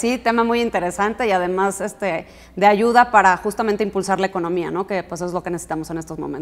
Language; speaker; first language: Spanish; native; Spanish